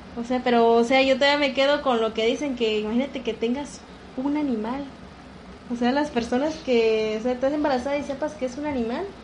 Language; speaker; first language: Spanish; native; Spanish